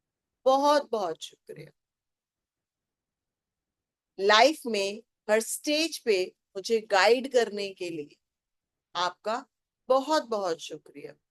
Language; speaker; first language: Hindi; native; Hindi